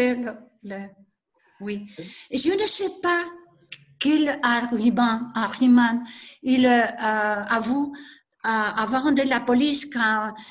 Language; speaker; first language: French; non-native, learner; Spanish